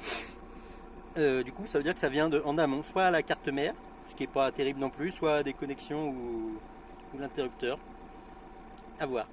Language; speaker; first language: French; native; French